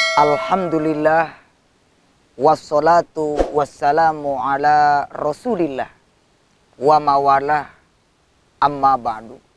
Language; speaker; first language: Indonesian; non-native, local second language; Sundanese